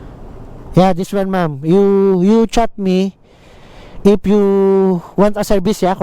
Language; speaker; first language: English; non-native, learner; Filipino